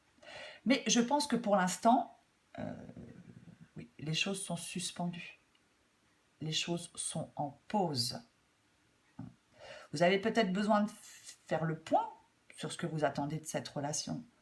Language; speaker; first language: French; native; French